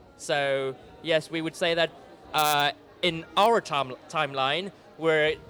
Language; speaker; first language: English; non-native, fluent; Thai